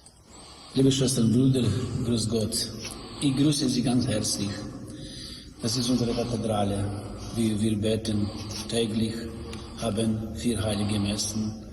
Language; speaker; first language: German; non-native, learner; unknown